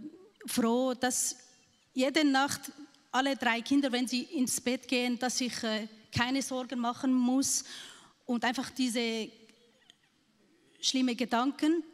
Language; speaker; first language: German; non-native, learner; Arabic